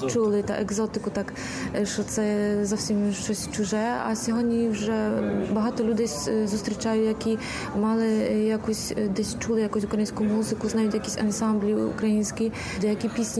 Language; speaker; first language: Ukrainian; early bilingual, heritage; Ukrainian